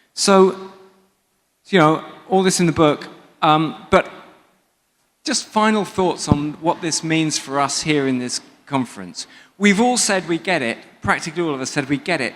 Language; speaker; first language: English; native; English